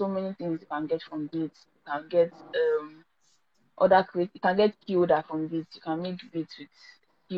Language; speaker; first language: English; non-native, local second language; Igbo